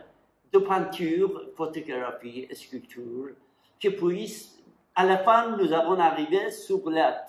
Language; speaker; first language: French; non-native, fluent; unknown